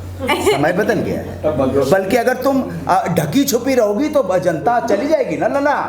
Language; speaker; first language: Hindi; native; Hindi